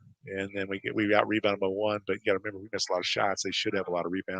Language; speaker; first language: English; native; English